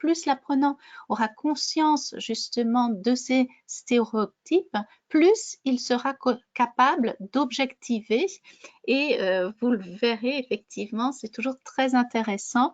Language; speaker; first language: French; native; French